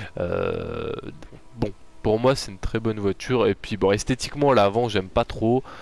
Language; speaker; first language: French; native; French